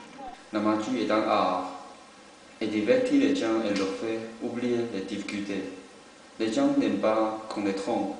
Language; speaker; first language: French; non-native, learner; Chinese